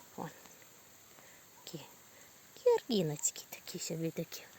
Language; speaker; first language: Ukrainian; native; Ukrainian